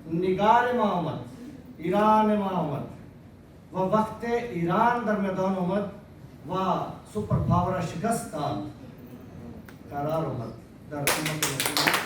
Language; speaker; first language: Persian; non-native, fluent; Urdu